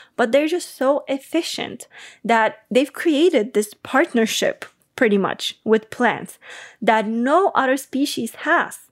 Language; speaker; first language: English; non-native, fluent; Bulgarian